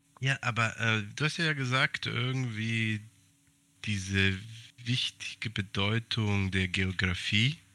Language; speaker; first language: German; early bilingual, other home language; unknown